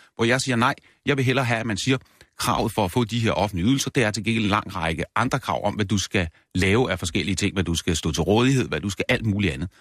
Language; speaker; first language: Danish; native; Danish